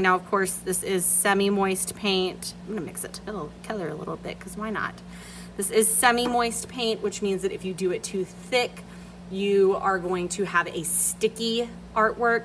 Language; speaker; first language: English; native; English